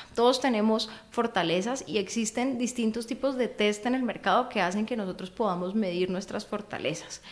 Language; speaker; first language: Spanish; native; Spanish